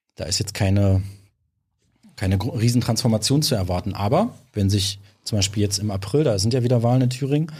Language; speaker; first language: German; native; German